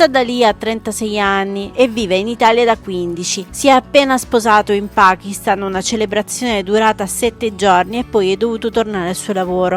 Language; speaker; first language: Italian; native; Italian